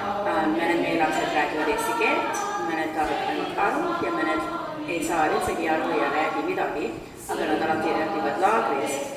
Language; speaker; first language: Estonian; early bilingual, heritage; Estonian